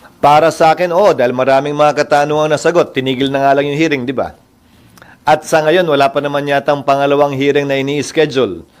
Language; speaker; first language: Filipino; native; Filipino